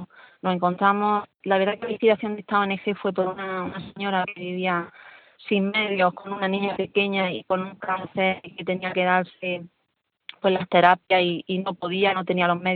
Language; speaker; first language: Spanish; native; Spanish